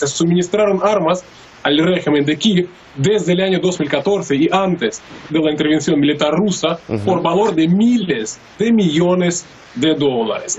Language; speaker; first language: Spanish; non-native, fluent; Russian